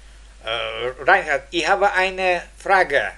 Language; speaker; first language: German; non-native, fluent; Russian